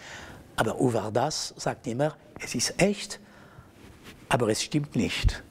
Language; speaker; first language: German; non-native, fluent; French